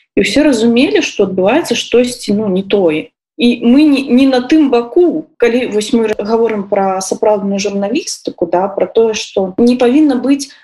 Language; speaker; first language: Belarusian; native; Belarusian